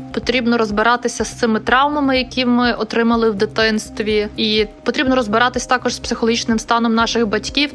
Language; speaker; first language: Ukrainian; native; Ukrainian